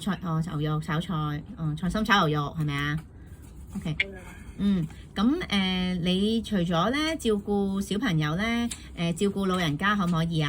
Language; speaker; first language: Cantonese; native; Cantonese